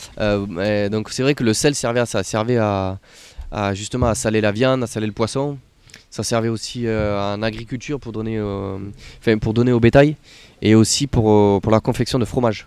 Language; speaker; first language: French; native; French